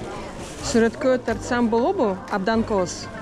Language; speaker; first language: Kyrgyz; non-native, learner; Russian